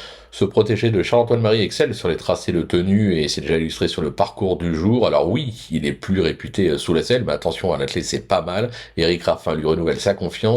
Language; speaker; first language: French; native; French